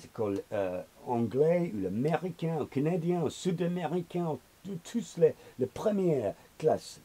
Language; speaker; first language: French; non-native, learner; English